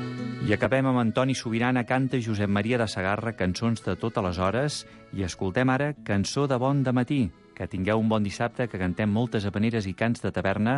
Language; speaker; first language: Catalan; native; Catalan